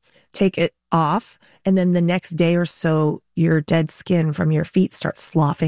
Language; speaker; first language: English; native; English